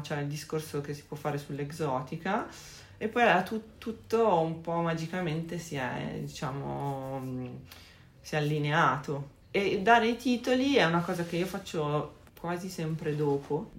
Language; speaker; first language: Italian; native; Italian